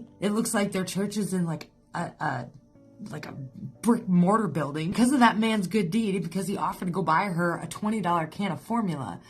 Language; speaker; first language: English; native; English